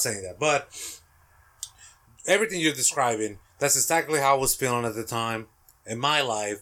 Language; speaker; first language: English; non-native, fluent; Spanish